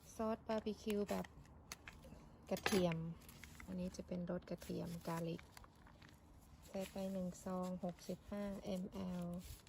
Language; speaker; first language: Thai; native; Thai